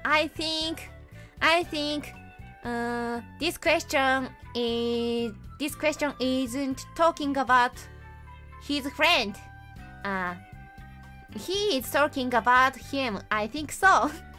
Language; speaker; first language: English; non-native, learner; Japanese